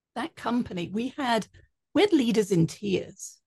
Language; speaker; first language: English; native; English